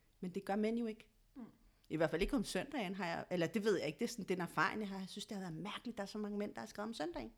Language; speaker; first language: Danish; early bilingual, other home language; Spanish